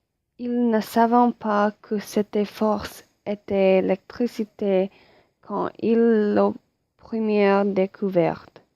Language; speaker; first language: French; non-native, learner; English